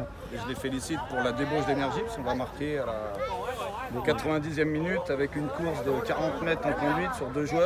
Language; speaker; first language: French; native; French